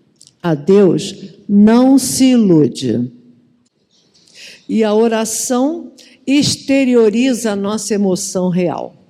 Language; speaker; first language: Portuguese; native; Portuguese